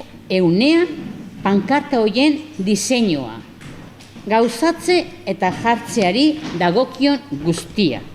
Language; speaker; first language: Basque; non-native, local second language; Spanish